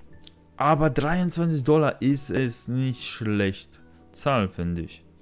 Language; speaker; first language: German; non-native, learner; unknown